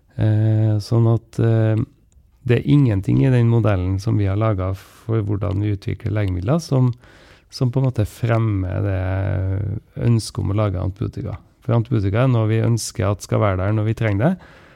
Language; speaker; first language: Norwegian; native; Norwegian